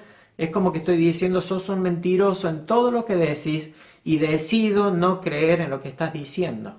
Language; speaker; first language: Spanish; native; Spanish